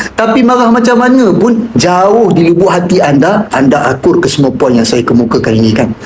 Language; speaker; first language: Malay; native; Malay